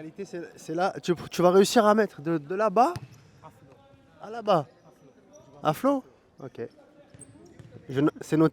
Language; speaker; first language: French; native; French